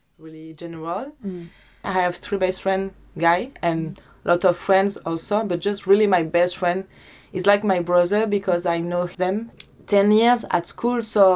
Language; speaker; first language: English; non-native, learner; French